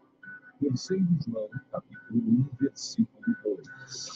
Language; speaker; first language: Portuguese; native; Portuguese